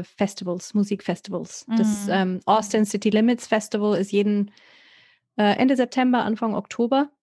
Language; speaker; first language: German; native; German